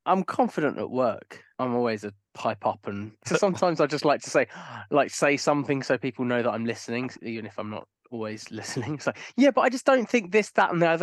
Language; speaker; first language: English; native; English